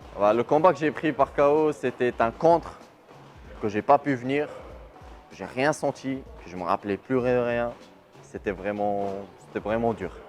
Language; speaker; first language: French; non-native, local second language; Arabic